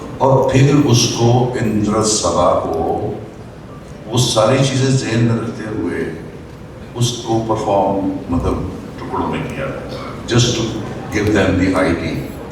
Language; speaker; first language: Urdu; non-native, local second language; Punjabi